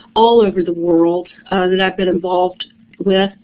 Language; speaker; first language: English; native; English